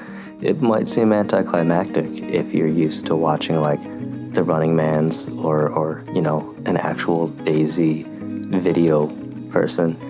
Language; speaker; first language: English; native; English